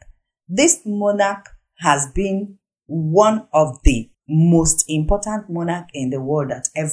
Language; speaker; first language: English; non-native, local second language; Igbo